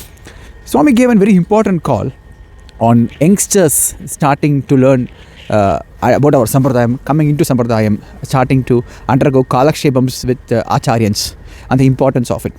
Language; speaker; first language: English; non-native, local second language; Tamil